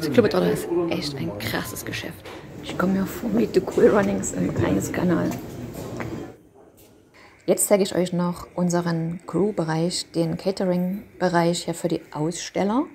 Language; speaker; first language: German; native; German